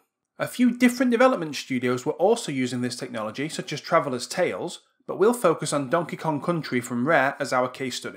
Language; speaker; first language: English; native; English